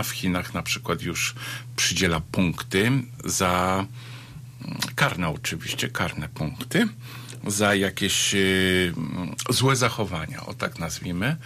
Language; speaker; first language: Polish; native; Polish